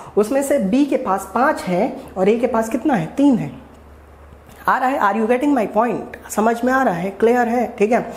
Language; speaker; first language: Hindi; native; Hindi